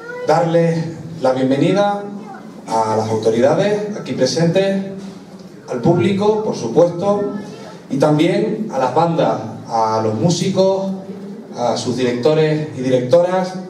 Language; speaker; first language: Spanish; native; Spanish